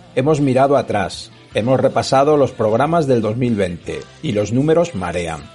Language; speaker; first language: Spanish; native; Spanish